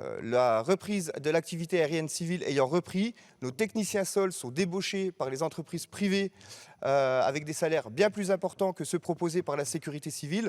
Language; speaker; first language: French; native; French